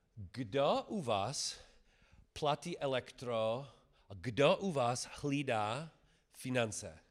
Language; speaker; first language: Czech; non-native, learner; English